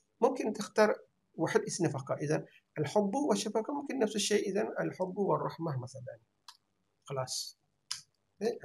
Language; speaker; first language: Arabic; non-native, fluent; Malay